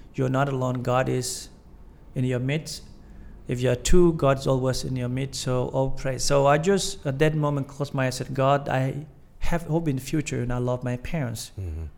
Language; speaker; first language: English; non-native, fluent; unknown